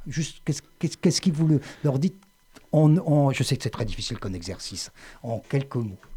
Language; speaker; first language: French; native; French